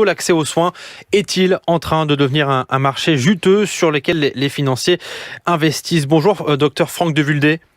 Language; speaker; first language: French; native; French